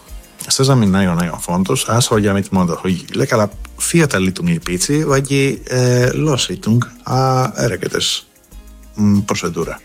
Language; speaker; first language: Hungarian; non-native, fluent; Greek